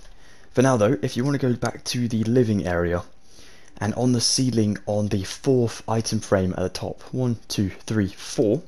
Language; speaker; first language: English; native; English